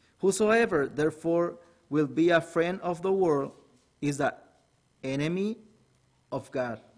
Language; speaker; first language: English; non-native, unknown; Spanish